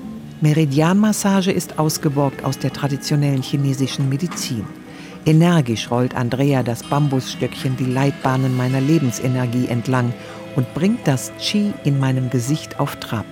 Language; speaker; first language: German; native; German